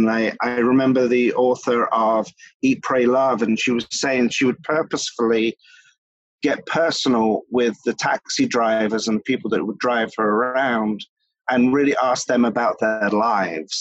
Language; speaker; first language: English; native; English